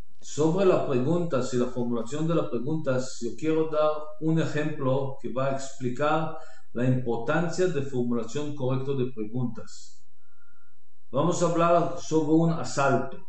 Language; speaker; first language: Spanish; non-native, learner; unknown